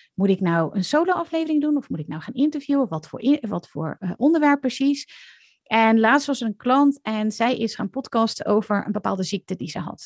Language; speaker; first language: Dutch; native; Dutch